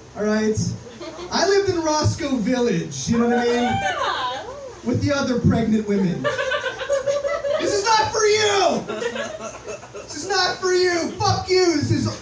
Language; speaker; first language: English; native; English